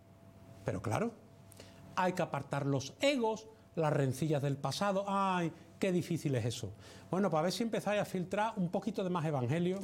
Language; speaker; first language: Spanish; native; Spanish